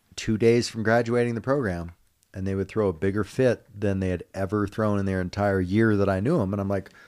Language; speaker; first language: English; native; English